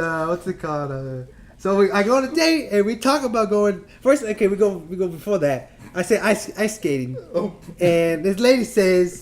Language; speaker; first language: English; native; English